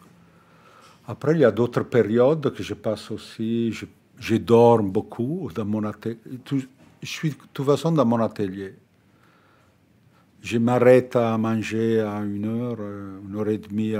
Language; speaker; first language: French; non-native, fluent; Italian